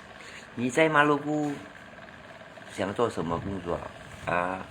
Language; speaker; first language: Chinese; non-native, learner; Hakka Chinese